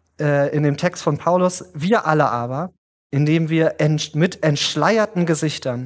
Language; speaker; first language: German; native; German